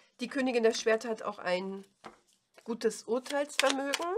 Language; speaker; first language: German; native; German